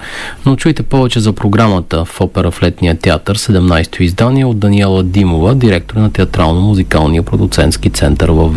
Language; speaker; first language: Bulgarian; native; Bulgarian